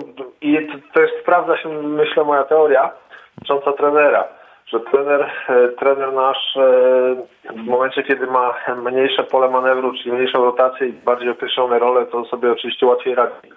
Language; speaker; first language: Polish; native; Polish